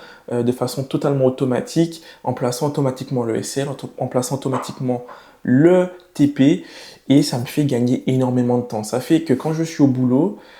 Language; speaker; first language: French; native; French